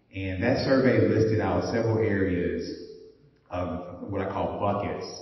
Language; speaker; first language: English; native; English